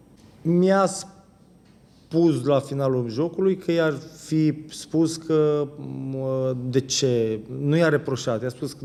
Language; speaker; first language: Romanian; native; Romanian